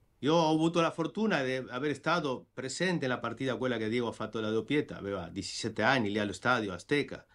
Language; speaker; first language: Italian; non-native, fluent; Spanish